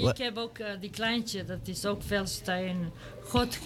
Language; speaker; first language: Dutch; non-native, learner; Serbian